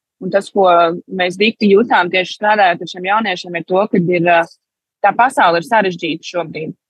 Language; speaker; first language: Latvian; early bilingual, heritage; Latvian